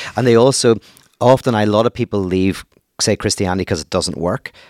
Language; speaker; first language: English; native; English